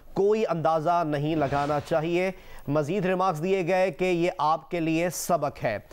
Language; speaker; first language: Urdu; native; Urdu